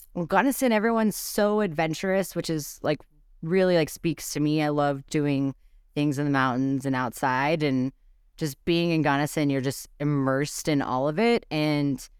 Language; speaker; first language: English; native; English